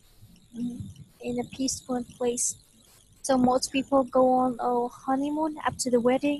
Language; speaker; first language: English; non-native, fluent; Vietnamese